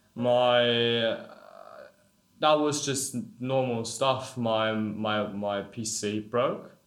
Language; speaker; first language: English; non-native, fluent; German